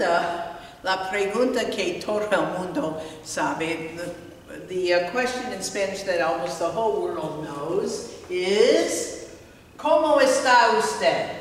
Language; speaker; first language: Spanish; non-native, fluent; English